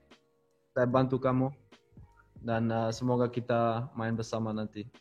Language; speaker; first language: Indonesian; non-native, learner; Dutch